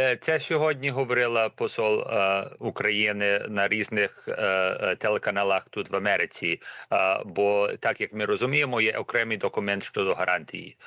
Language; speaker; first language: Ukrainian; early bilingual, heritage; Ukrainian